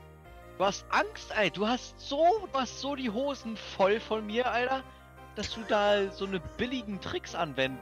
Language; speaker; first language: German; native; German